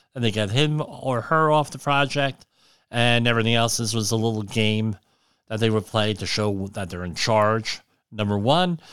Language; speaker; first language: English; native; English